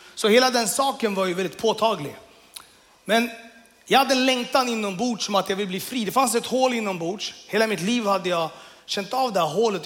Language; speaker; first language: Swedish; early bilingual, other home language; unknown